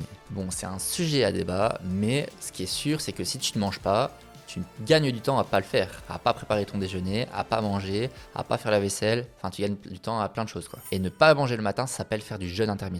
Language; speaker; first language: French; native; French